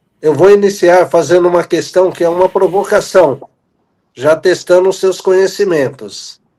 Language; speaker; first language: Portuguese; native; Portuguese